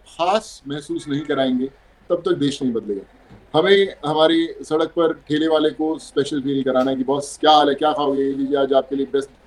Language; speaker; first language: Hindi; non-native, local second language; Punjabi